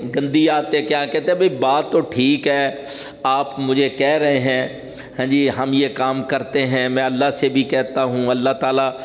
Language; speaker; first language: Urdu; native; Urdu